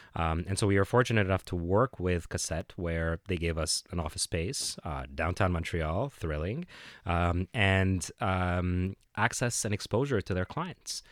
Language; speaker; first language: English; non-native, fluent; Arabic